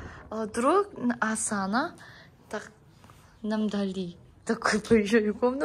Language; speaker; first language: Russian; non-native, learner; Korean